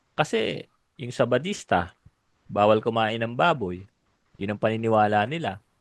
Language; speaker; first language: Filipino; native; Filipino